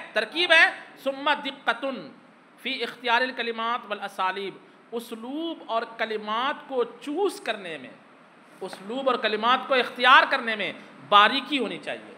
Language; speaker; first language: Urdu; native; Urdu